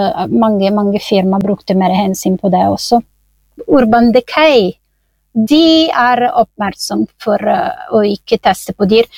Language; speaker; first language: Norwegian; non-native, fluent; Italian